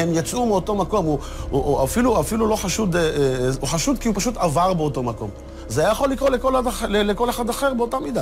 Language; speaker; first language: Hebrew; native; Hebrew